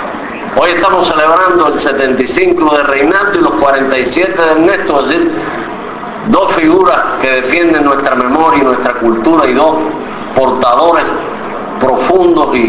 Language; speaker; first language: Spanish; native; Spanish